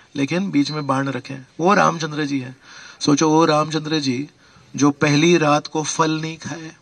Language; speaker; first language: Hindi; non-native, local second language; Marathi